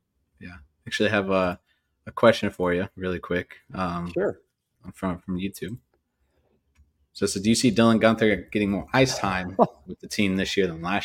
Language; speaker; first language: English; native; English